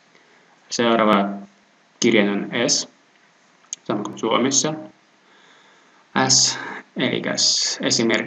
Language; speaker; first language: Finnish; non-native, fluent; Russian